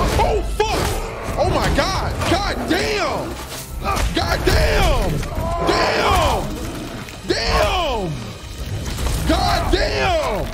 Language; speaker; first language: English; native; English